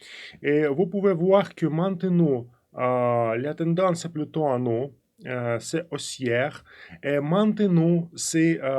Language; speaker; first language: French; non-native, fluent; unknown